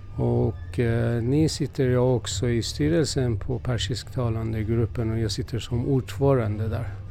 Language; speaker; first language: Swedish; non-native, fluent; Persian